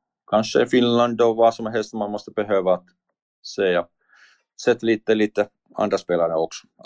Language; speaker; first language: Swedish; non-native, learner; Finnish